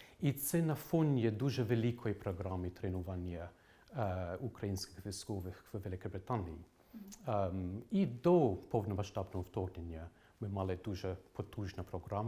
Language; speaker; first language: Ukrainian; non-native, fluent; English